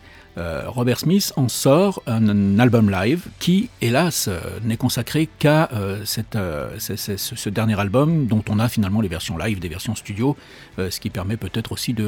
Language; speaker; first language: French; native; French